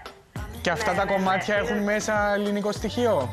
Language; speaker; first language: Greek; native; Greek